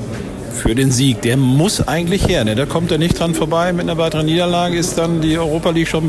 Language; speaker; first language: German; native; German